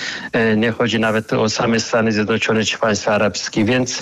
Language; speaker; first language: Polish; non-native, fluent; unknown